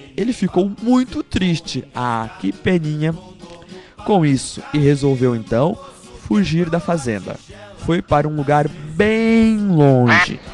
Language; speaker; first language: Portuguese; native; Portuguese